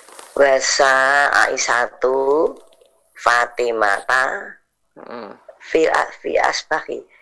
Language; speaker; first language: Arabic; non-native, learner; Indonesian